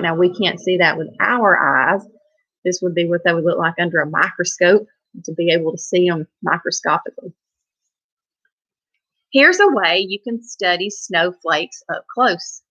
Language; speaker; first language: English; native; English